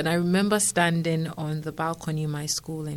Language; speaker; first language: English; non-native, local second language; Akan